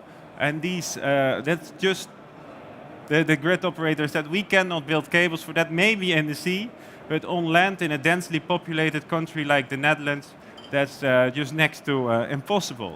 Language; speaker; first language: English; non-native, fluent; Dutch